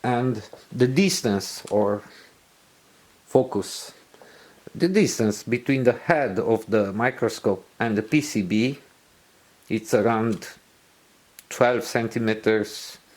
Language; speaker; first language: English; non-native, learner; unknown